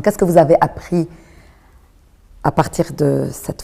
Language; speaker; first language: French; non-native, local second language; Arabic